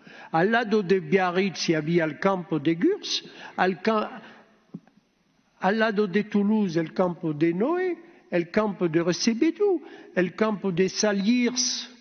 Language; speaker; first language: Spanish; early bilingual, heritage; Ladino